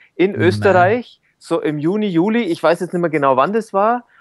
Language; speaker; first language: German; native; German